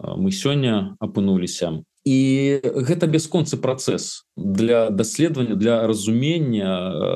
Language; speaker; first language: Belarusian; native; Belarusian